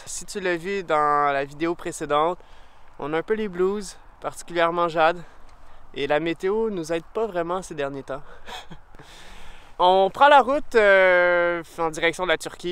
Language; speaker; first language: French; native; French